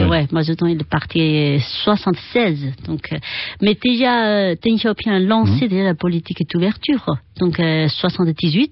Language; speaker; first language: French; non-native, fluent; Chinese